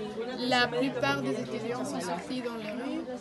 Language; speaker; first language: French; early bilingual, heritage; Spanish